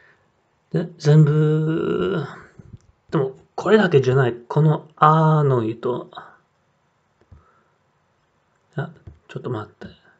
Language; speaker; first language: Japanese; non-native, learner; English